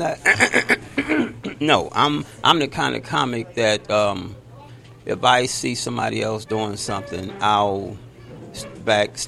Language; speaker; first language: English; native; English